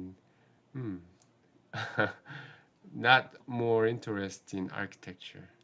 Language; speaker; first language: English; non-native, learner; Korean